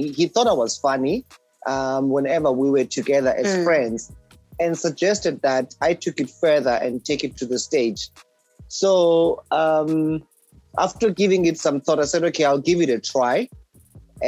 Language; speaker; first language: English; non-native, local second language; Xhosa